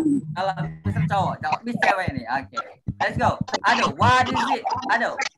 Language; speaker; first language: English; non-native, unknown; Indonesian